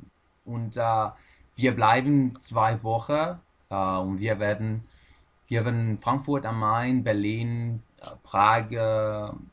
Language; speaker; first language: German; non-native, learner; Spanish